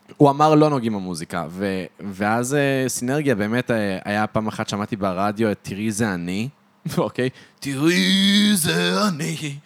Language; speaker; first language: Hebrew; early bilingual, other home language; French